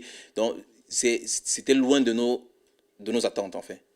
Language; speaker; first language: French; non-native, fluent; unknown